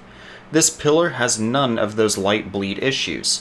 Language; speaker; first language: English; native; English